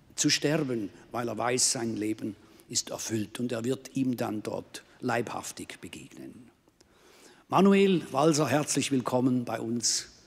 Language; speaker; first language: German; native; German